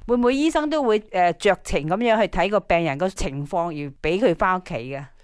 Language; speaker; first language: Cantonese; native; Cantonese